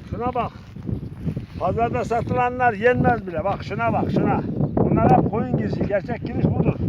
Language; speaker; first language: Turkish; native; Turkish